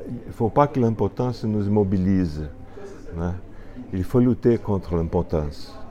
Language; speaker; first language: French; non-native, fluent; Portuguese